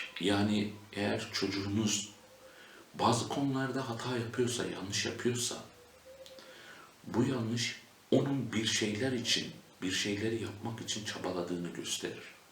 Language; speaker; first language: Turkish; native; Turkish